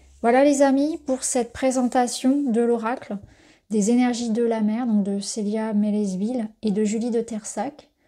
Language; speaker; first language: French; native; French